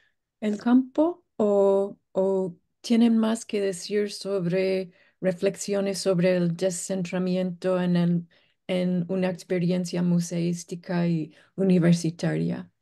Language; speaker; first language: Spanish; non-native, fluent; English